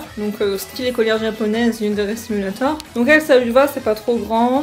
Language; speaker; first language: French; native; French